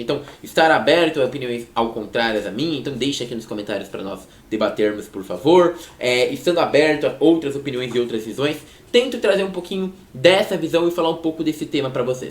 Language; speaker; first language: Portuguese; native; Portuguese